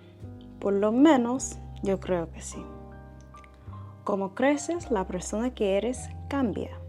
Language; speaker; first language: Spanish; non-native, fluent; English